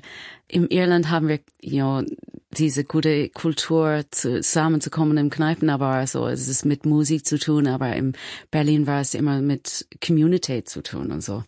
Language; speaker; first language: German; non-native, fluent; English